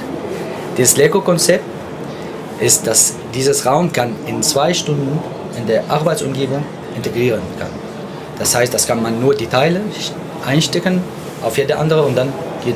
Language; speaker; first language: German; non-native, fluent; Arabic